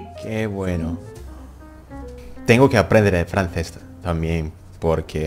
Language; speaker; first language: Spanish; non-native, learner; Indonesian